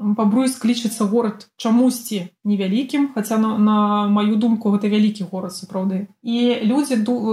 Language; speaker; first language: Belarusian; non-native, local second language; Russian